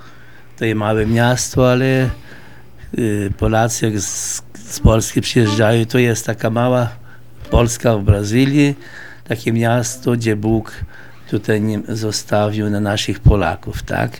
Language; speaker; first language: Polish; early bilingual, heritage; Polish